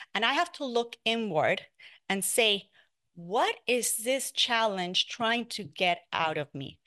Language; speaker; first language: English; non-native, fluent; Spanish